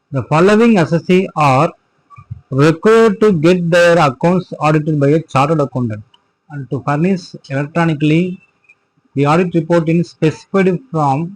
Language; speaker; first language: English; non-native, local second language; Tamil